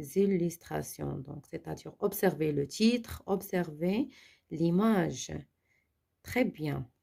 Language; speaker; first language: French; non-native, local second language; Arabic